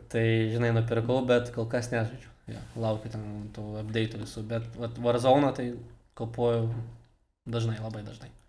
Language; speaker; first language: Lithuanian; non-native, local second language; Russian